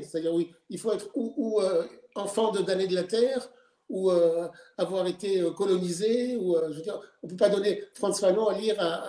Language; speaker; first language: French; native; French